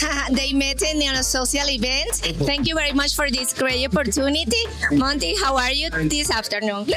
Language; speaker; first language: English; non-native, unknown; Spanish